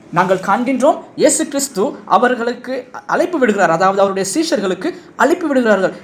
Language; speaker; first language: Tamil; non-native, fluent; English